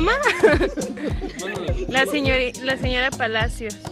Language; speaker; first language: Spanish; early bilingual, other home language; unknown